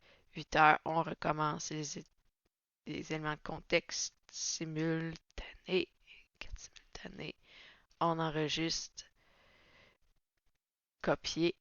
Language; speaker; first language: French; native; French